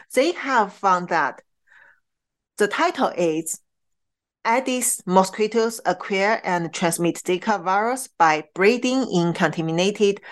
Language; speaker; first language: English; non-native, fluent; Chinese